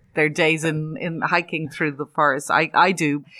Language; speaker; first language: English; native; English